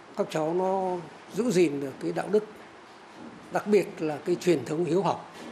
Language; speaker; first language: Vietnamese; non-native, local second language; Hmong